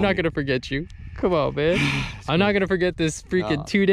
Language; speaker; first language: English; native; English